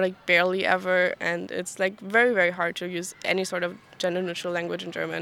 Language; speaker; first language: English; non-native, fluent; German